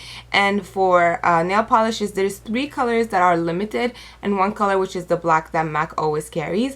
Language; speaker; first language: English; native; English